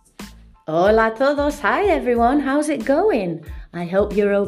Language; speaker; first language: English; non-native, fluent; Spanish